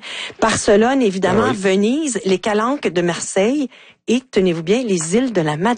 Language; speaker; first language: French; native; French